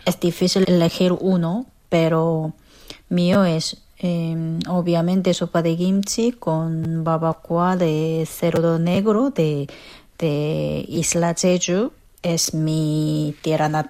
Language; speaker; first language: Spanish; non-native, fluent; Korean